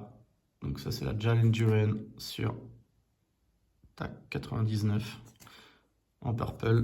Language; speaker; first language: French; native; French